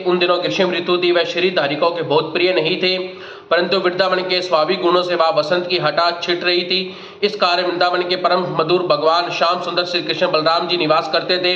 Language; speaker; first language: Hindi; native; Hindi